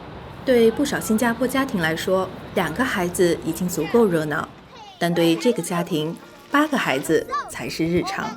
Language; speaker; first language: Chinese; native; Chinese